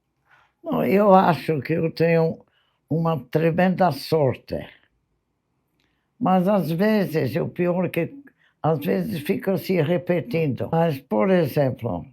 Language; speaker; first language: Portuguese; non-native, fluent; English